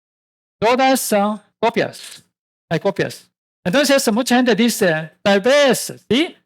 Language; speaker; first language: Spanish; non-native, learner; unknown